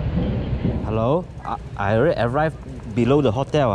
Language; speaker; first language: English; non-native, local second language; Chinese